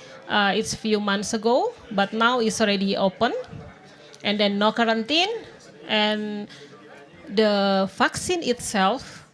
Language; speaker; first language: English; non-native, fluent; Indonesian